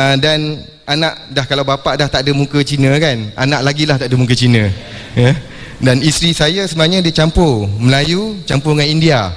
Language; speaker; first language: Malay; non-native, local second language; Chinese